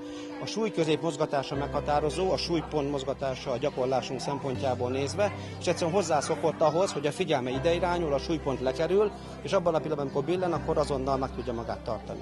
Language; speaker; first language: Hungarian; native; Hungarian